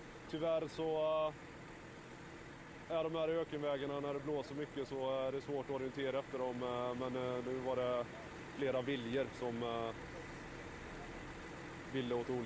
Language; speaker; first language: Swedish; native; Swedish